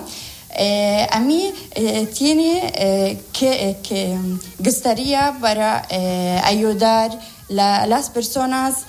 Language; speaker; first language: Spanish; non-native, learner; Arabic